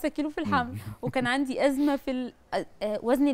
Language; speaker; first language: Arabic; native; Arabic